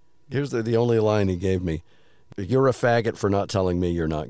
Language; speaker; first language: English; native; English